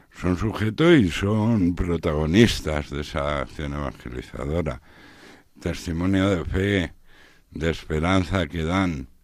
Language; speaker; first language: Spanish; native; Spanish